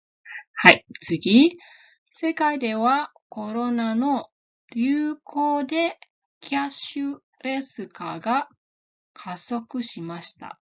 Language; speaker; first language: Japanese; non-native, fluent; Indonesian